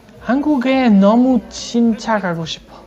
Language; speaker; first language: Korean; non-native, learner; French